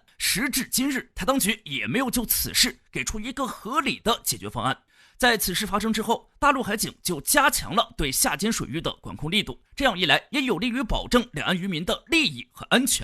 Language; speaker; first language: Chinese; native; Chinese